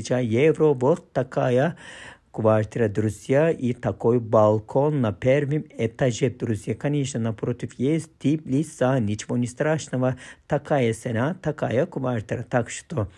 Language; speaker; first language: Russian; non-native, fluent; Turkish